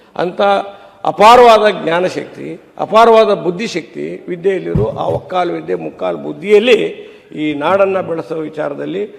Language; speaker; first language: Kannada; native; Kannada